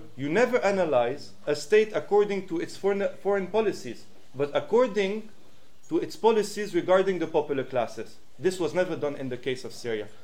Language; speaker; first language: English; non-native, fluent; French